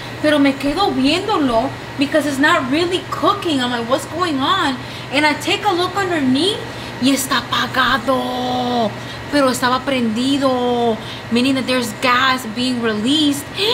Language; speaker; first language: English; early bilingual, other home language; Spanish